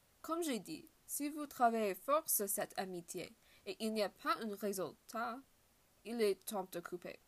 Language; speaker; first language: French; non-native, learner; English